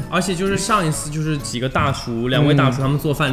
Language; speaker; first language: Chinese; native; Chinese